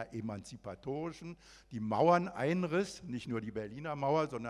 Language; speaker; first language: German; native; German